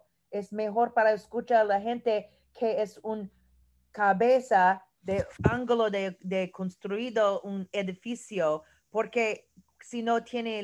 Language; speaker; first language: Spanish; non-native, learner; English